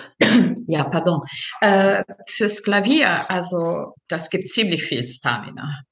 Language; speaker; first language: German; non-native, fluent; Serbian